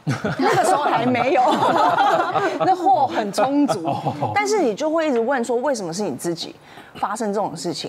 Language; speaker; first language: Chinese; native; Chinese